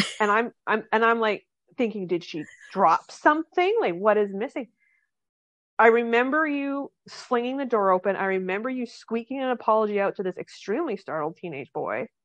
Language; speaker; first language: English; native; English